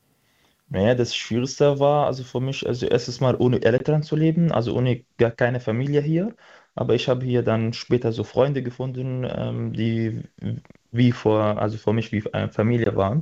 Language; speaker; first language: German; non-native, fluent; Arabic